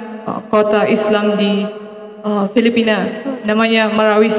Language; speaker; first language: Indonesian; non-native, fluent; Maranao